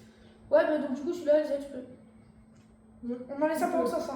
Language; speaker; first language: French; native; French